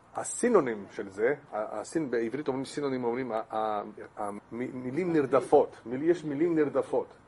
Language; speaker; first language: Hebrew; non-native, fluent; English